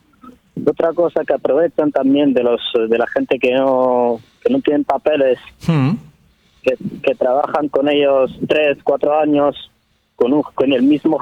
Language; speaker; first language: Spanish; non-native, learner; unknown